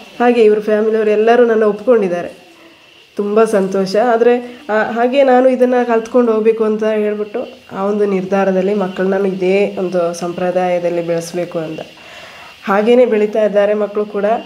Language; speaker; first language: Kannada; non-native, local second language; Malayalam